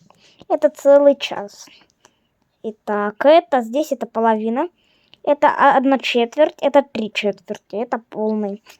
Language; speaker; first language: Russian; non-native, fluent; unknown